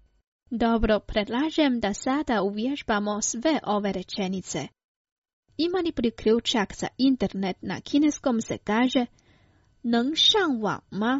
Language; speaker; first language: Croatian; non-native, fluent; Chinese